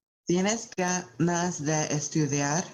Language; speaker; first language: Spanish; non-native, learner; English